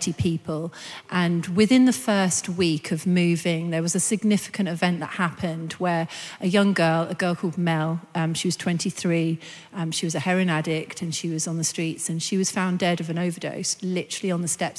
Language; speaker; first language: English; native; English